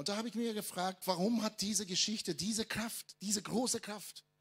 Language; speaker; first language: German; non-native, fluent; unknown